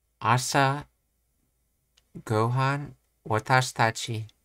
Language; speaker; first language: Japanese; non-native, learner; English